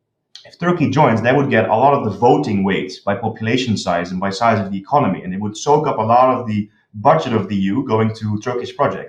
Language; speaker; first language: English; non-native, fluent; Dutch